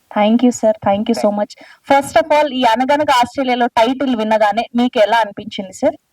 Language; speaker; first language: Telugu; native; Telugu